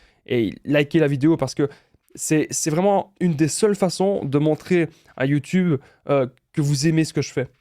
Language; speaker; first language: French; native; French